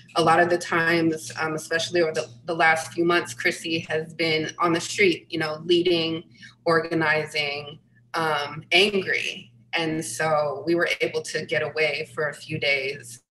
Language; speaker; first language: English; native; English